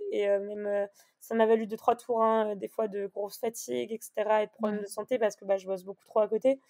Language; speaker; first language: French; native; French